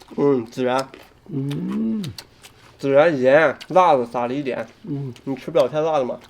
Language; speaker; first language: Chinese; native; Chinese